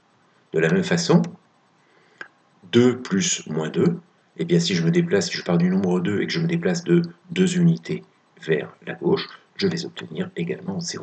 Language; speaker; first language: French; native; French